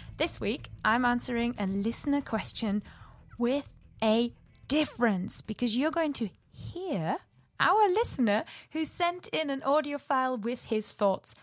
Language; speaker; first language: English; non-native, fluent; German